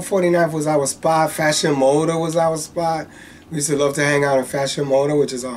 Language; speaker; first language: English; native; English